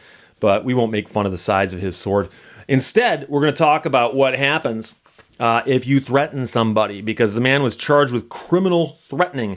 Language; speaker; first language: English; native; English